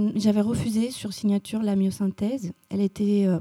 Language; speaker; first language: French; non-native, fluent; Romanian